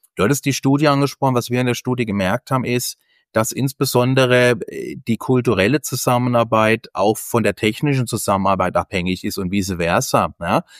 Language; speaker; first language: German; native; German